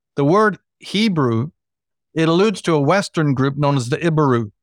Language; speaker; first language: English; native; English